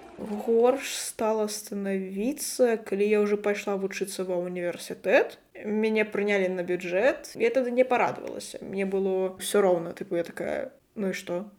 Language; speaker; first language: Belarusian; non-native, local second language; Russian